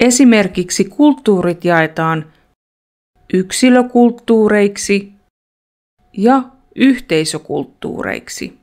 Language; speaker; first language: Finnish; non-native, fluent; Russian